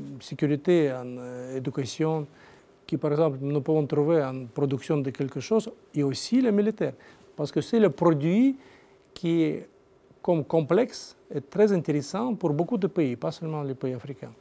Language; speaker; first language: French; non-native, learner; Russian